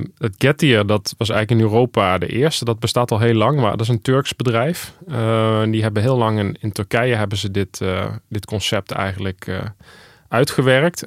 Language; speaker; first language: Dutch; native; Dutch